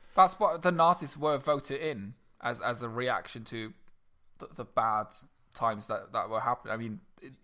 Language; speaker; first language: English; non-native, fluent; Luxembourgish